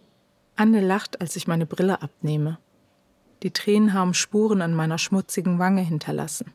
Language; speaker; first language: German; early bilingual, other home language; Turkish